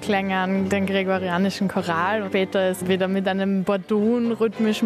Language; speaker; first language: German; native; German